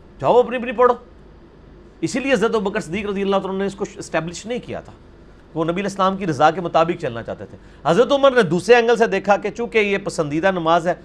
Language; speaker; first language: Urdu; non-native, local second language; Punjabi